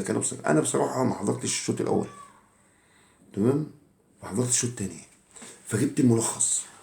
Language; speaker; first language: Arabic; native; Arabic